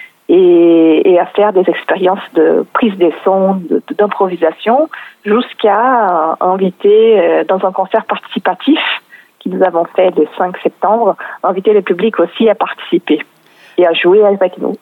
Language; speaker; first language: French; non-native, fluent; Portuguese